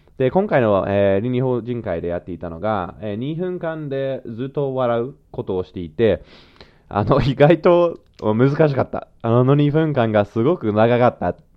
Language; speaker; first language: Japanese; non-native, fluent; English